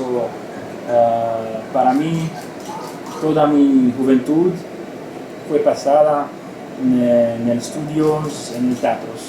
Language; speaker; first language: Spanish; non-native, learner; Romanian